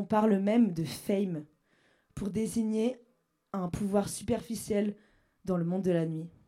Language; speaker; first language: French; native; French